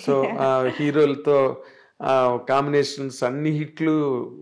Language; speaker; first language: Telugu; native; Telugu